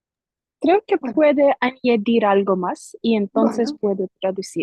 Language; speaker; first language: Spanish; non-native, learner; Russian